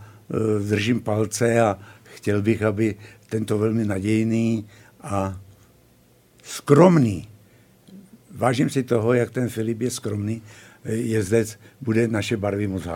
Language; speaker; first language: Czech; native; Czech